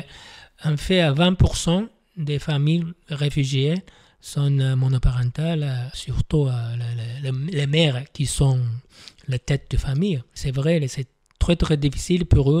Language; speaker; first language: French; non-native, fluent; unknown